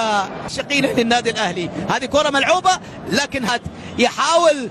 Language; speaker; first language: Arabic; native; Arabic